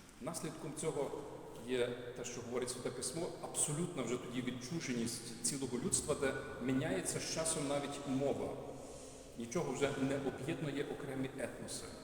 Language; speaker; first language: Ukrainian; native; Ukrainian